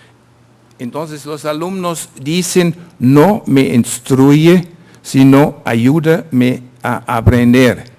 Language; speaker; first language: Spanish; non-native, fluent; German